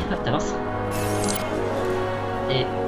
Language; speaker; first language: French; native; French